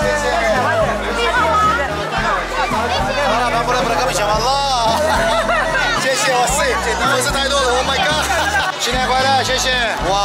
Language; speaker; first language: Chinese; non-native, fluent; Turkish